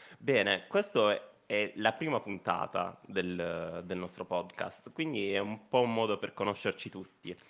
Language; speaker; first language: Italian; native; Italian